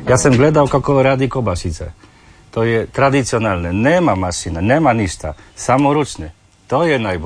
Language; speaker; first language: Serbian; non-native, learner; Polish